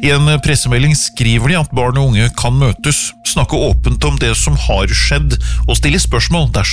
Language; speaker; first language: Norwegian; native; Norwegian